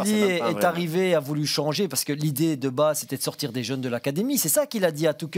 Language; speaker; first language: French; native; French